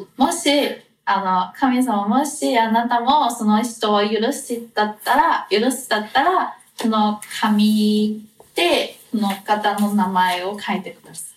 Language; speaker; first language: Japanese; non-native, fluent; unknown